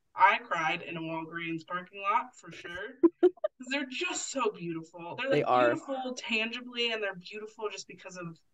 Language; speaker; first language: English; native; English